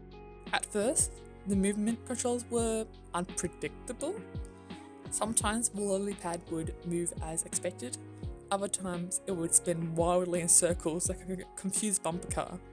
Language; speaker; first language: English; native; English